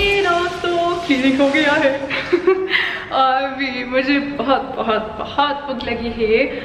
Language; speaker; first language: Hindi; non-native, learner; German